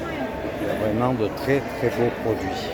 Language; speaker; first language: French; native; French